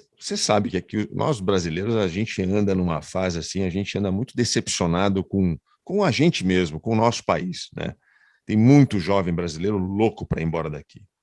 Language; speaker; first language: Portuguese; native; Portuguese